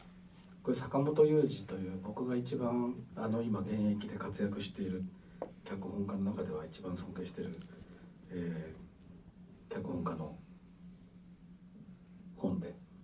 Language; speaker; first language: Japanese; native; Japanese